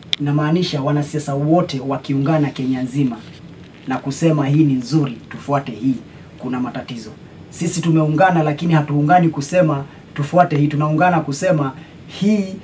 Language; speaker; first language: Swahili; native; Swahili